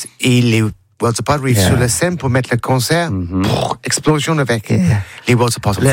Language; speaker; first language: French; non-native, learner; English